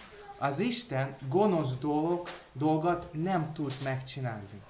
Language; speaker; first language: Hungarian; non-native, learner; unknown